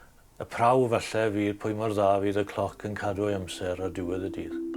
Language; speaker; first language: Welsh; native; Welsh